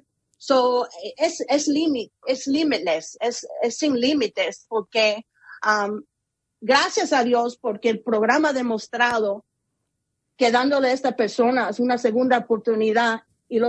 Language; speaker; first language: Spanish; early bilingual, heritage; Spanish